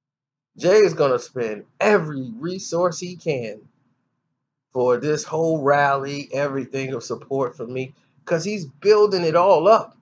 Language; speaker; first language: English; native; English